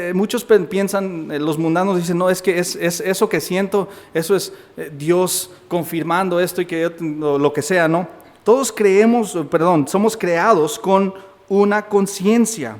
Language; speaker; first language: Spanish; native; Spanish